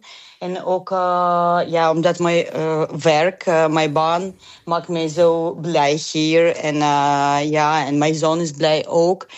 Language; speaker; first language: Dutch; non-native, learner; Ukrainian